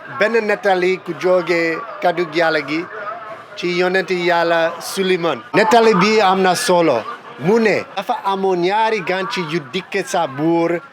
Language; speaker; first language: Wolof; non-native, fluent; English